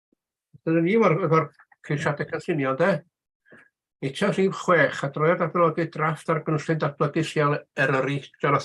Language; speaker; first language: Welsh; native; Welsh